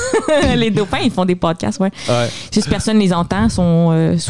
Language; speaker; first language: French; native; French